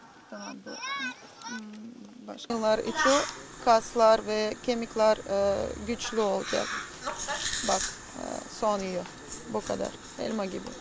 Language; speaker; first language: Turkish; non-native, learner; Russian